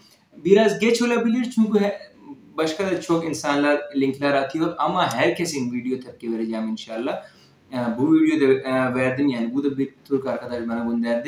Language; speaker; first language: Turkish; non-native, fluent; Urdu